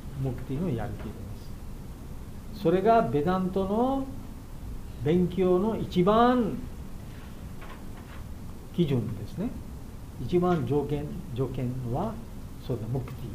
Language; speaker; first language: Japanese; non-native, learner; Bangla